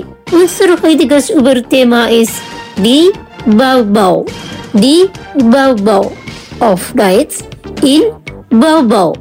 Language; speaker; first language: German; non-native, fluent; Indonesian